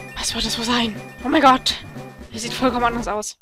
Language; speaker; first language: German; native; German